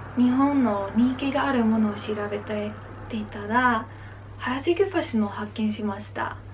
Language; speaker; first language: Japanese; non-native, learner; Dutch